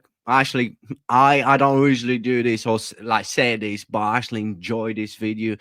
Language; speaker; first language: English; non-native, fluent; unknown